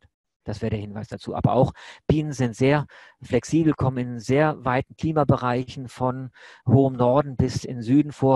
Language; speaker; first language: German; native; German